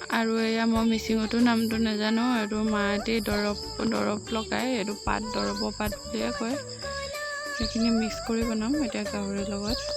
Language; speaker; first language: Assamese; non-native, local second language; Mising